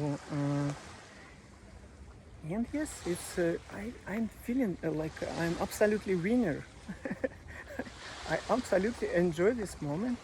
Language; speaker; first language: English; non-native, learner; Russian